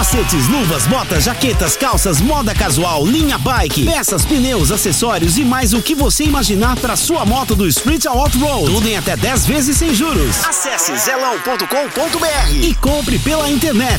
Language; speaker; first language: Portuguese; native; Portuguese